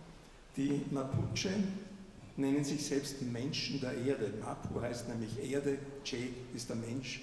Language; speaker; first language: German; native; German